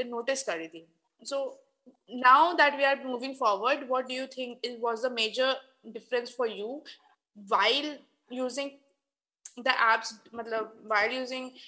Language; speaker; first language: Hindi; native; Hindi